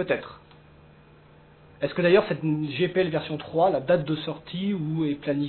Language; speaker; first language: French; native; French